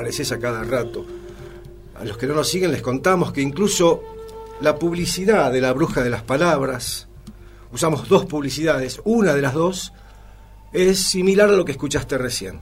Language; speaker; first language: Spanish; native; Spanish